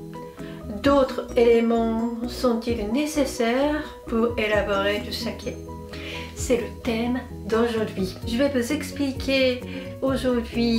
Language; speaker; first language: French; non-native, fluent; Japanese